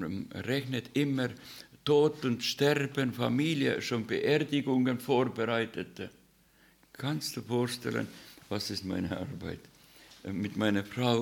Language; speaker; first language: German; non-native, fluent; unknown